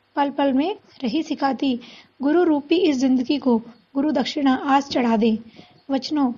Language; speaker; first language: Hindi; native; Hindi